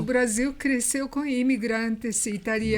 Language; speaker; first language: Portuguese; non-native, learner; Japanese